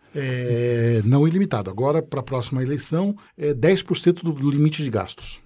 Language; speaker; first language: Portuguese; native; Portuguese